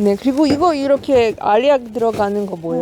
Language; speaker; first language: Korean; non-native, learner; Polish